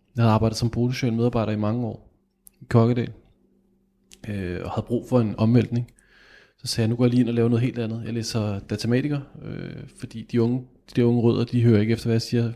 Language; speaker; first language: Danish; native; Danish